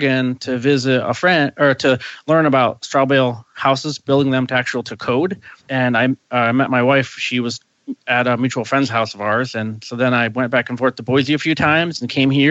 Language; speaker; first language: English; native; English